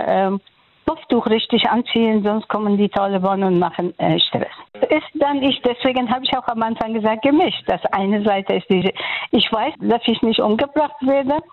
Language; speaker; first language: German; non-native, learner; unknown